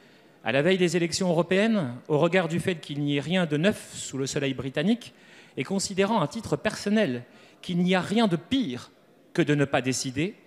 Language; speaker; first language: French; native; French